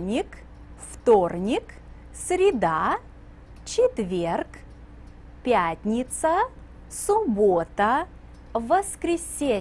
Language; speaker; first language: Russian; non-native, fluent; English